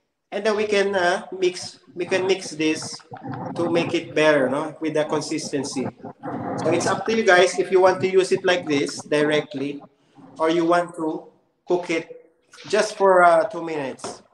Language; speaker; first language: English; non-native, local second language; Filipino